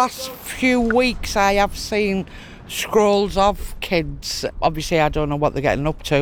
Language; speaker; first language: English; native; English